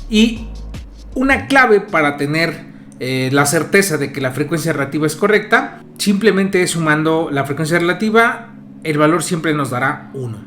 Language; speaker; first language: Spanish; native; Spanish